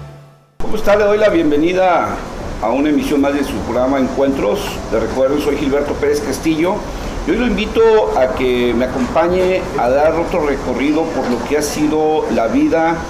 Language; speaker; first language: Spanish; native; Spanish